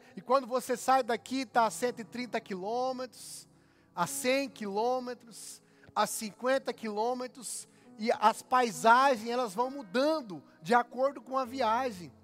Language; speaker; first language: Portuguese; native; Portuguese